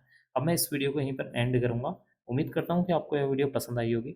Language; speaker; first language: Hindi; native; Hindi